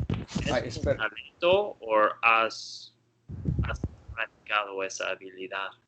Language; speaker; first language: Spanish; non-native, learner; English